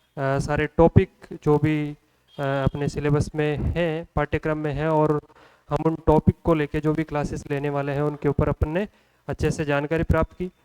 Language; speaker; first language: Hindi; native; Hindi